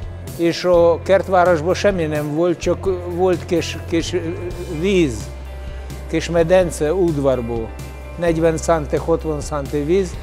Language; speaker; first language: Hungarian; non-native, learner; Russian